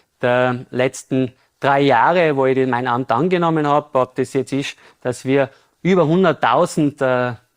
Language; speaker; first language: German; native; German